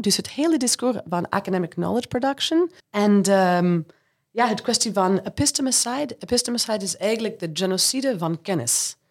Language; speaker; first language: Dutch; non-native, fluent; English